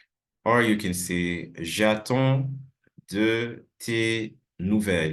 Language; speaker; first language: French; non-native, fluent; English